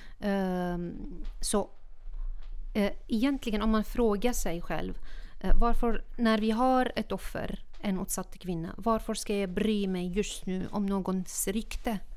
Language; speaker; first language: Swedish; non-native, fluent; Arabic